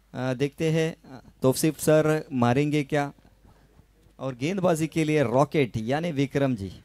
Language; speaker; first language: Hindi; non-native, local second language; Marathi